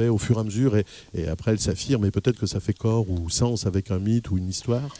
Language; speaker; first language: French; native; French